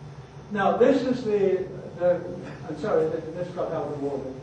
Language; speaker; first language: English; native; English